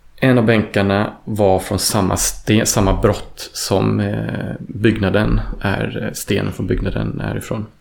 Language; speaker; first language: Swedish; early bilingual, heritage; Swedish